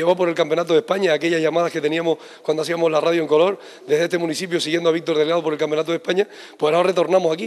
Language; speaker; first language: Spanish; native; Spanish